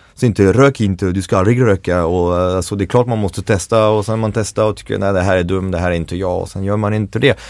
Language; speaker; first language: Swedish; non-native, fluent; French